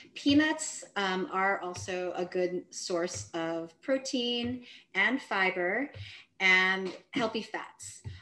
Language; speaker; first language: English; native; English